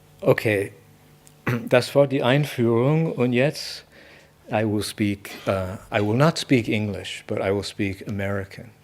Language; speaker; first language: German; non-native, fluent; English